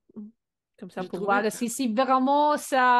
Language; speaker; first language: French; non-native, fluent; Italian